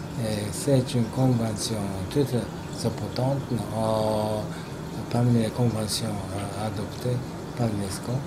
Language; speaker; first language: French; non-native, fluent; Japanese